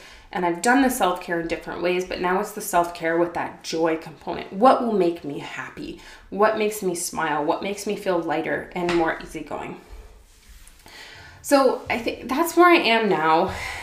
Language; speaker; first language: English; native; English